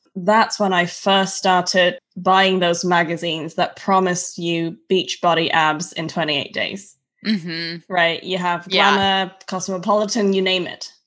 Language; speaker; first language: English; non-native, local second language; Cantonese